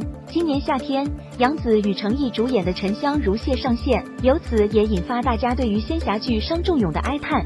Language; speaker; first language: Chinese; native; Chinese